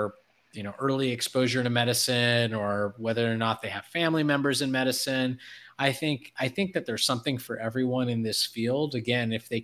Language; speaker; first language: English; native; English